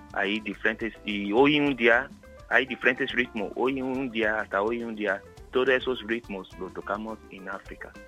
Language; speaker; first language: Spanish; non-native, learner; Yoruba